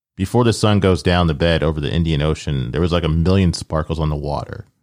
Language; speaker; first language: English; early bilingual, other home language; Yoruba